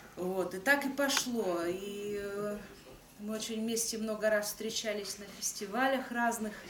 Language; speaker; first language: Russian; native; Russian